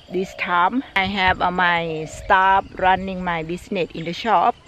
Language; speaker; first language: English; non-native, learner; Thai